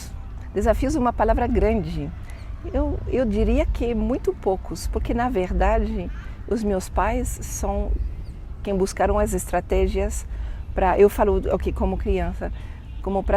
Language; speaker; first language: Portuguese; non-native, fluent; French